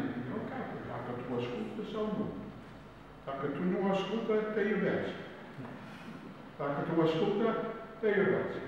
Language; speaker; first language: Romanian; non-native, learner; English